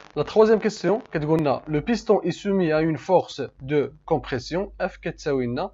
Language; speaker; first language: French; non-native, local second language; Arabic